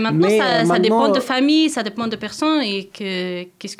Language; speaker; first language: French; non-native, learner; Persian